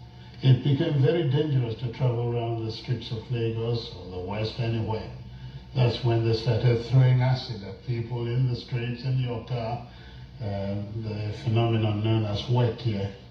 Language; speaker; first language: English; non-native, local second language; Igbo